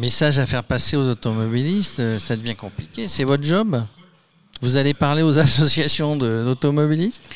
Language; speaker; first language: French; native; French